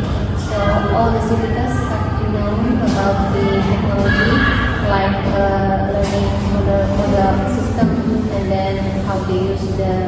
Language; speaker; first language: English; non-native, learner; Indonesian